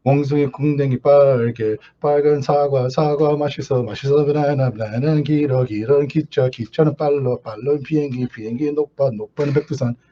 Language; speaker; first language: Korean; early bilingual, heritage; Korean